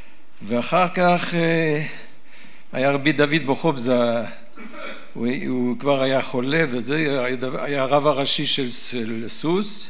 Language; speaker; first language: Hebrew; early bilingual, other home language; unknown